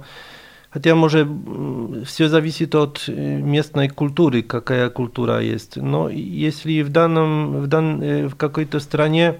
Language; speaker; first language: Russian; non-native, fluent; Polish